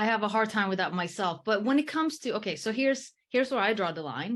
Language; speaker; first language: English; early bilingual, heritage; English